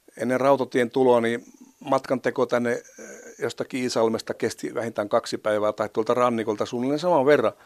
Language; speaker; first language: Finnish; native; Finnish